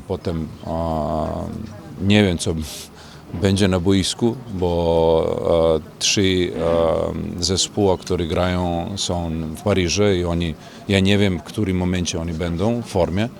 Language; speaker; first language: Polish; non-native, learner; Serbian